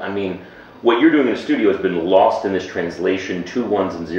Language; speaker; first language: English; native; English